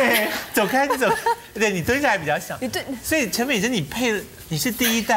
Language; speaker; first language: Chinese; native; Chinese